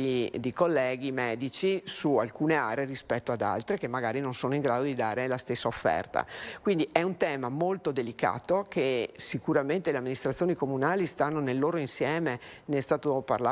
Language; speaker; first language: Italian; native; Italian